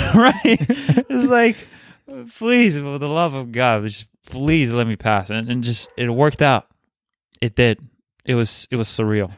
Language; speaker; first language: English; non-native, fluent; Bulgarian